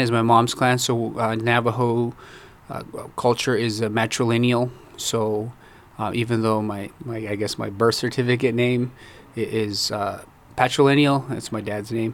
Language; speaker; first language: English; early bilingual, other home language; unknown